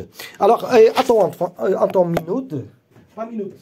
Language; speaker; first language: French; non-native, learner; Polish